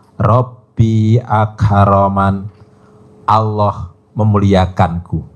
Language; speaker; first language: Indonesian; native; Indonesian